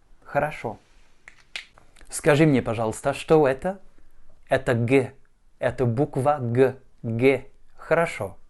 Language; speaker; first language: Russian; non-native, fluent; French